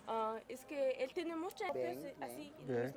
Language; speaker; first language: Spanish; non-native, learner; Mongolian